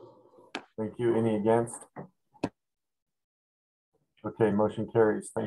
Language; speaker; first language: English; native; English